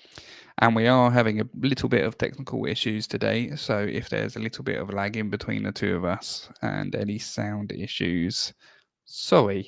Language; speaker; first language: English; native; English